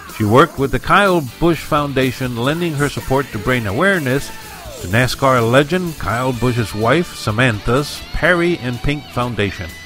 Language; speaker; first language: English; native; English